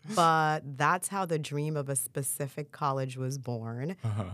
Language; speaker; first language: English; early bilingual, other home language; Haitian Creole